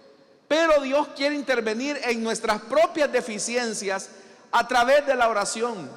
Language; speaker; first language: Spanish; native; Spanish